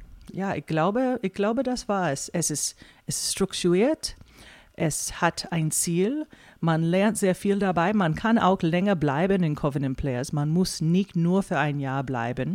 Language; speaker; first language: German; non-native, fluent; English